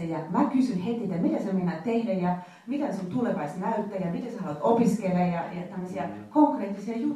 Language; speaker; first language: Finnish; non-native, fluent; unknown